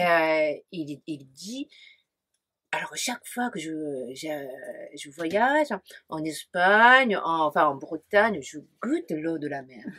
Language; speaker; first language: French; non-native, fluent; Japanese